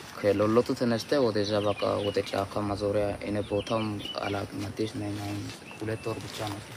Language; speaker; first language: Amharic; non-native, local second language; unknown